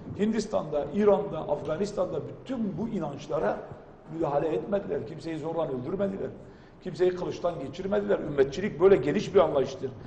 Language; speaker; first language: Turkish; non-native, local second language; Kurdish